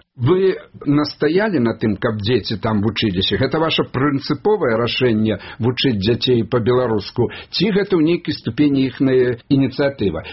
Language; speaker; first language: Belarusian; native; Belarusian